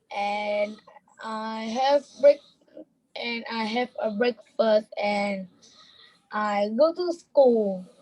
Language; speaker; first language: English; non-native, learner; Vietnamese